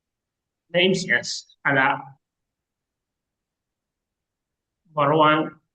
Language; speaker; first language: Indonesian; non-native, learner; Arabic